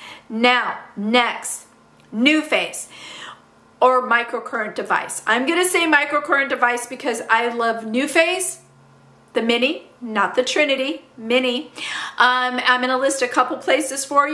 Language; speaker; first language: English; native; English